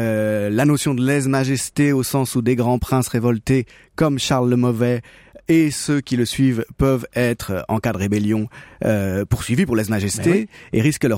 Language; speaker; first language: French; native; French